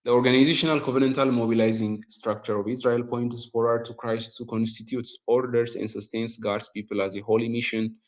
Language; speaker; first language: English; non-native, local second language; Amharic